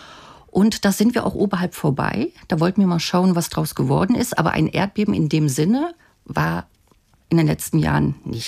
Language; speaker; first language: German; native; German